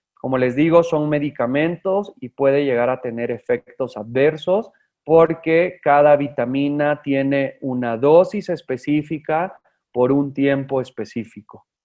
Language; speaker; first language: Spanish; native; Spanish